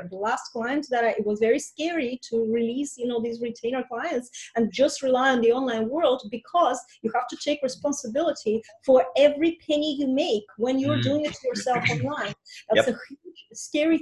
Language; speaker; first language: English; non-native, fluent; Russian